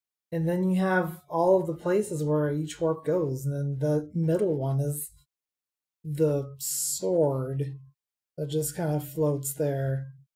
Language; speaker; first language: English; native; English